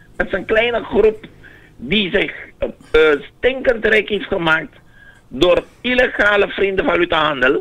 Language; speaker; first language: Dutch; native; Dutch